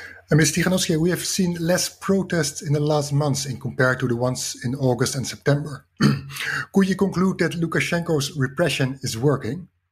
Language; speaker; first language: English; non-native, fluent; Dutch